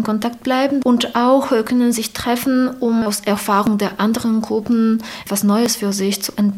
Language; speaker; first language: German; non-native, fluent; Polish